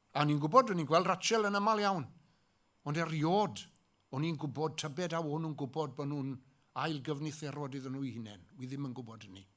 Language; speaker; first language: Welsh; native; Welsh